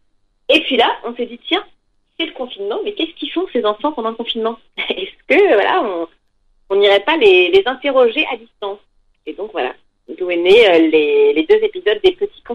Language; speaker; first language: French; native; French